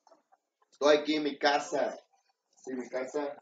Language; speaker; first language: Spanish; early bilingual, heritage; English